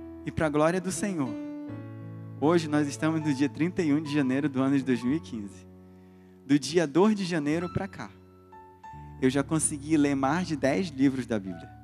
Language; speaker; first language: Portuguese; native; Portuguese